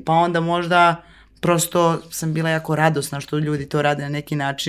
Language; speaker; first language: Serbian; native; Serbian